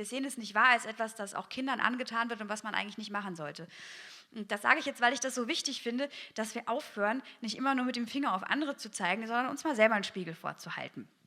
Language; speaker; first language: German; native; German